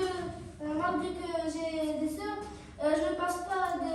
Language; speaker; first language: French; non-native, learner; Arabic